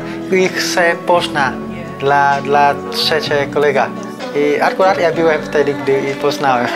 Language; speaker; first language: Polish; non-native, learner; Vietnamese